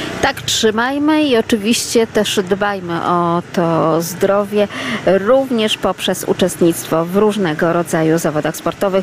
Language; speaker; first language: Polish; native; Polish